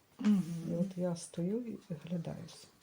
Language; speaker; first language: Ukrainian; native; Ukrainian